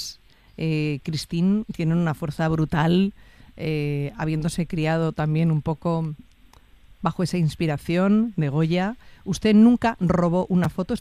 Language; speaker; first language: Spanish; native; Spanish